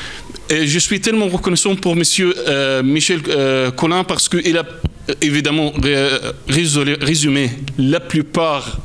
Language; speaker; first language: French; non-native, fluent; Arabic